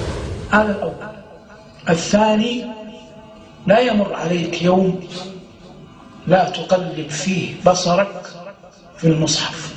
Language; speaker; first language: Arabic; native; Arabic